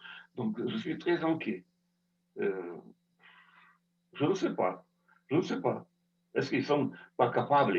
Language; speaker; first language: French; non-native, fluent; Russian